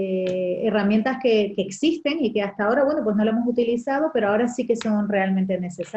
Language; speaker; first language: Spanish; native; Spanish